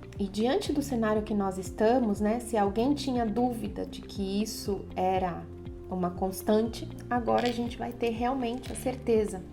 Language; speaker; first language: Portuguese; non-native, fluent; Spanish